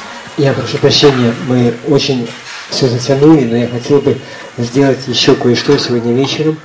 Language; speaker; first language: Russian; native; Russian